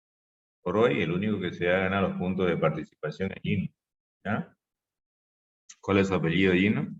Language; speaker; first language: Spanish; native; Spanish